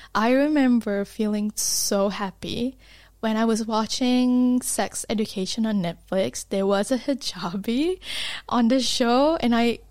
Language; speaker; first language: English; non-native, local second language; Malay